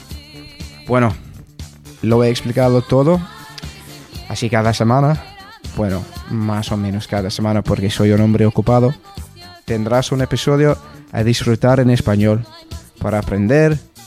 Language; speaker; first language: Spanish; non-native, fluent; English